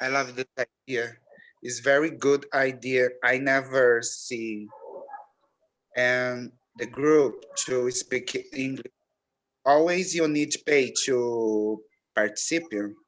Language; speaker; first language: English; non-native, learner; Portuguese